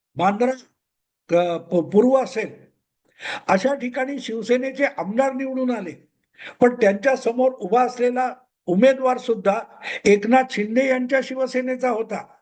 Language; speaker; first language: Marathi; native; Marathi